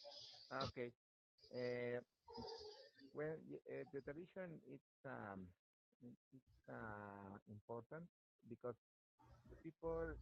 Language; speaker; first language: English; non-native, learner; Spanish